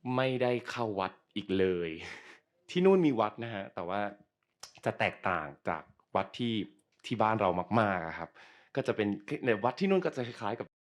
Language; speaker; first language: Thai; native; Thai